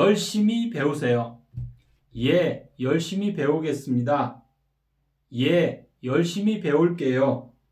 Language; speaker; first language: Korean; non-native, fluent; Kyrgyz